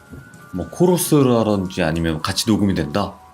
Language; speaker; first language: Korean; native; Korean